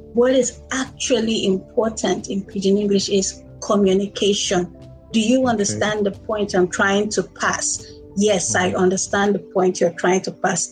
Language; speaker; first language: English; non-native, local second language; Igbo